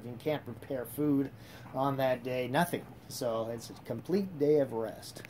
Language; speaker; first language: English; native; English